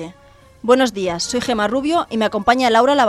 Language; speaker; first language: Spanish; native; Spanish